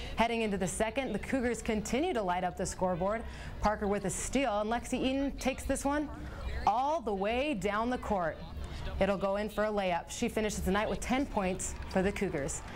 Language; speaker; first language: English; native; English